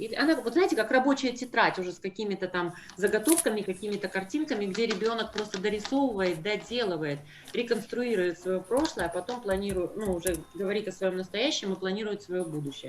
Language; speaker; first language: Russian; native; Russian